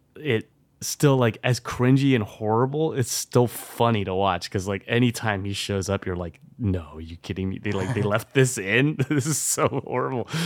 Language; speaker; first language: English; early bilingual, other home language; French